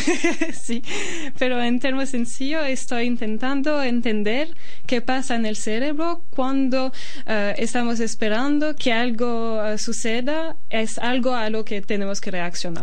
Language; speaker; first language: Spanish; non-native, fluent; Albanian